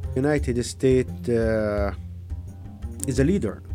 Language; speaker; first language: English; non-native, fluent; Arabic